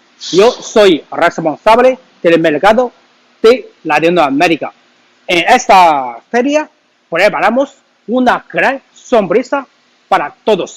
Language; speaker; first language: Spanish; non-native, learner; Chinese